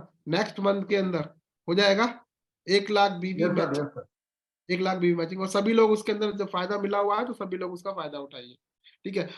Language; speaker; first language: Hindi; native; Hindi